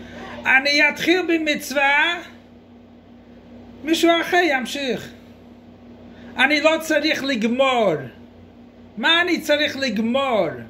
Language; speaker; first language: Hebrew; non-native, fluent; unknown